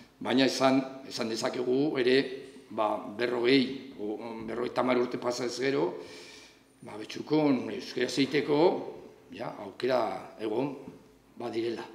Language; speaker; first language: Basque; non-native, local second language; Spanish